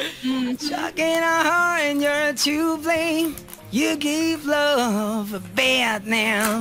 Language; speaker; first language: English; non-native, learner; Indonesian